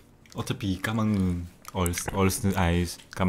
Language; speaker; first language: Korean; native; Korean